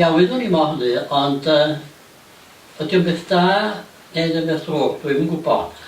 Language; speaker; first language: Welsh; native; Welsh